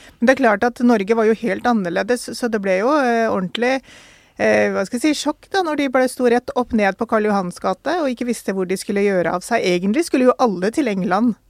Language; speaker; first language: Norwegian; early bilingual, other home language; Urdu